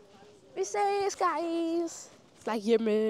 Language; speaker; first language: Danish; early bilingual, other home language; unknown